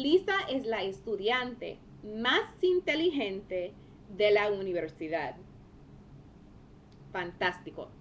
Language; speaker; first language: Spanish; non-native, fluent; English